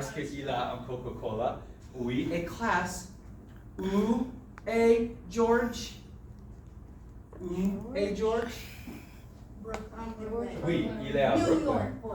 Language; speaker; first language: French; non-native, fluent; English